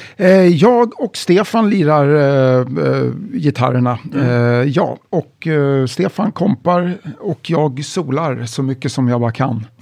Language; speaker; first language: Swedish; early bilingual, other home language; Italian